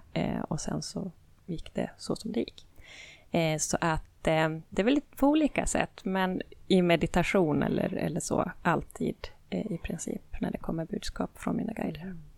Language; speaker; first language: Swedish; native; Swedish